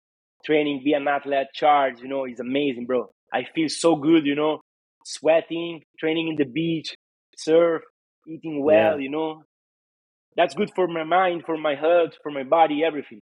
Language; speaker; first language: English; non-native, fluent; Italian